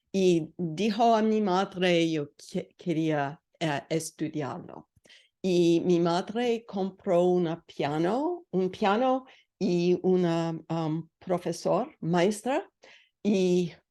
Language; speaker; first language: Spanish; non-native, learner; English